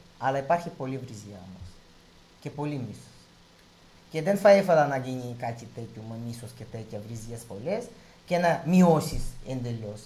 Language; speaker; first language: Greek; non-native, fluent; Russian